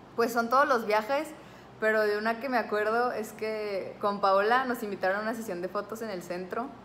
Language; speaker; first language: Spanish; native; Spanish